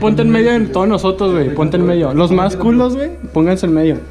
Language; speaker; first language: Spanish; early bilingual, other home language; English